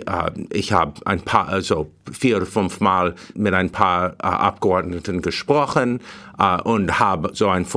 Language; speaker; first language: German; non-native, fluent; English